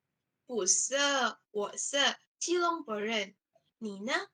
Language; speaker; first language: Chinese; non-native, learner; Malay